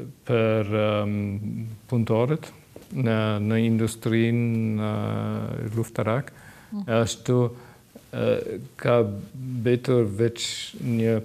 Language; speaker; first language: Albanian; non-native, learner; German